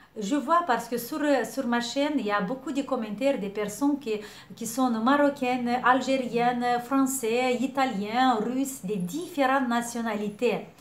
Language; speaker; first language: French; non-native, fluent; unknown